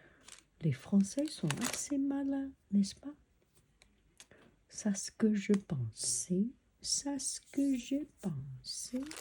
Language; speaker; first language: French; non-native, learner; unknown